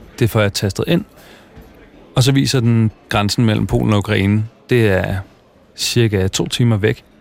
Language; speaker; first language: Danish; native; Danish